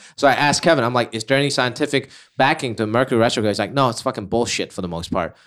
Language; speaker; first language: English; non-native, local second language; Cantonese